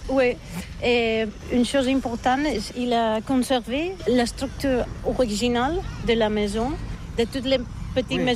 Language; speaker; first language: French; non-native, learner; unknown